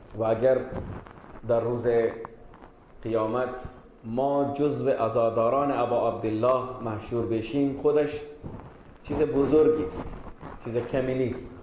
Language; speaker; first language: Persian; non-native, fluent; Arabic